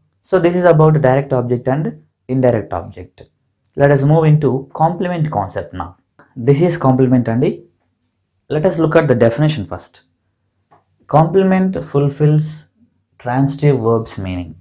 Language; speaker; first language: English; non-native, local second language; Telugu